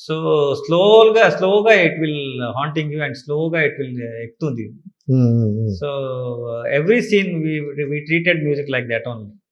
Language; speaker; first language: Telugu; non-native, learner; Kannada